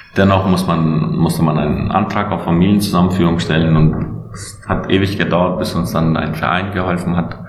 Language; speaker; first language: German; non-native, fluent; Albanian